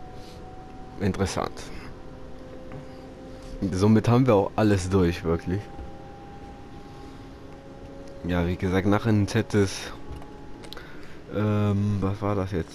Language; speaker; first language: German; native; German